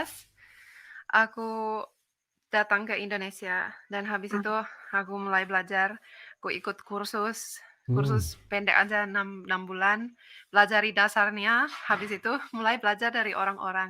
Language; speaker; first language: Indonesian; non-native, fluent; Finnish